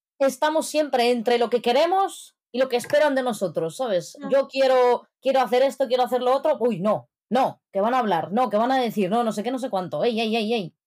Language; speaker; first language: Spanish; native; Spanish